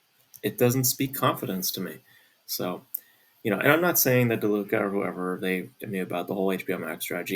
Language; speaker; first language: English; native; English